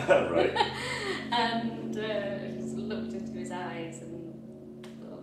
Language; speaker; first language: English; native; English